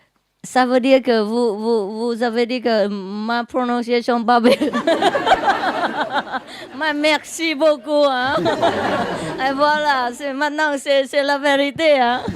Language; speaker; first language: French; non-native, learner; Vietnamese